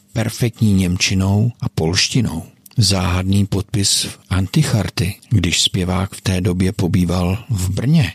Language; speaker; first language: Czech; native; Czech